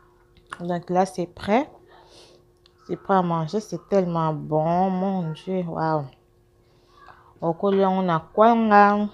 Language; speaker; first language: French; non-native, local second language; Lingala